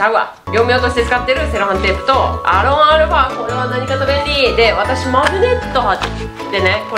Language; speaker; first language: Japanese; native; Japanese